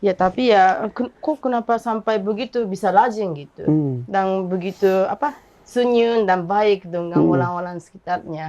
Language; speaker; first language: Indonesian; non-native, fluent; Japanese